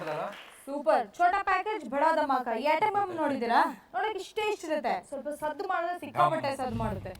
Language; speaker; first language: Kannada; native; Kannada